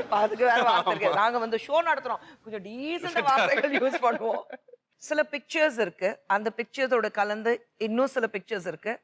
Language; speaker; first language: Tamil; non-native, fluent; Hindi